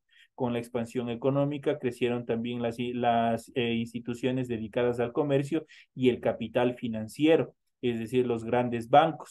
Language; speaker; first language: Spanish; native; Spanish